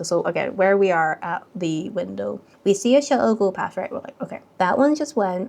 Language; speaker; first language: English; native; English